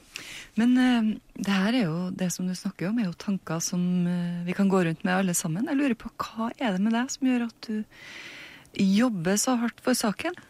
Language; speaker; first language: Norwegian; native; Norwegian